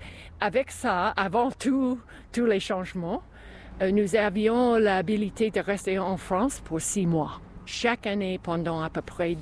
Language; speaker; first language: French; non-native, local second language; English